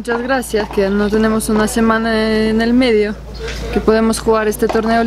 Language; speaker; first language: Spanish; non-native, fluent; Russian